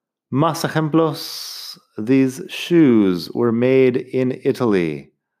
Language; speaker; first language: English; native; English